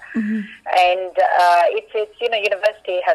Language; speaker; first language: English; non-native, local second language; Malayalam